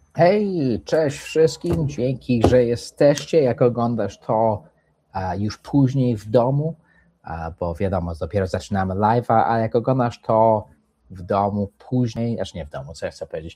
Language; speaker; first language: Polish; early bilingual, heritage; English